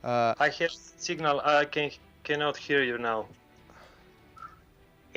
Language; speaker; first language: English; non-native, learner; Serbian